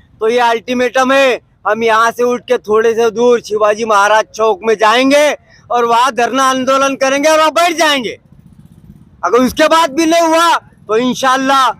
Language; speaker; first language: Hindi; non-native, local second language; Urdu